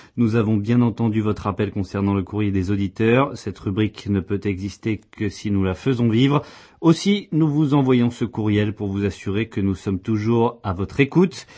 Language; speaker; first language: French; native; French